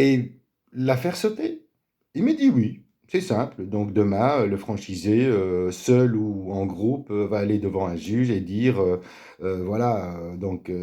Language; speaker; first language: French; native; French